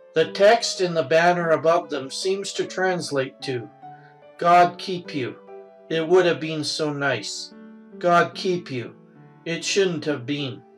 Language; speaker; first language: English; native; English